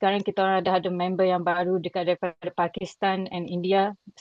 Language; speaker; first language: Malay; non-native, local second language; Rohingya